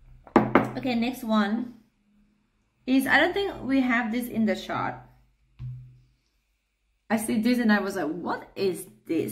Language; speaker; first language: English; non-native, learner; Thai